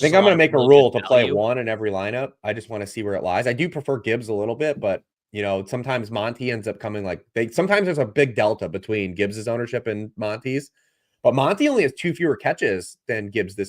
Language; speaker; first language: English; native; English